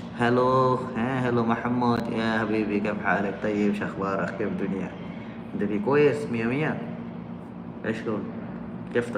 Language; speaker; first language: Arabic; non-native, learner; Bangla